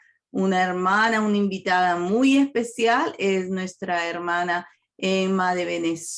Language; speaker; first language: Spanish; native; Spanish